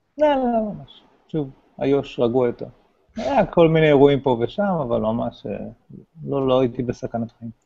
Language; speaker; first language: Hebrew; native; Hebrew